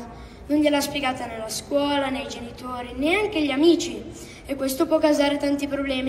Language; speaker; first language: Italian; early bilingual, heritage; English